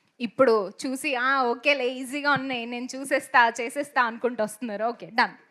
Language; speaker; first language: Telugu; native; Telugu